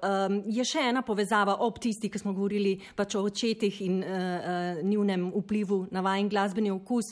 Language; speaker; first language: Slovenian; native; Slovenian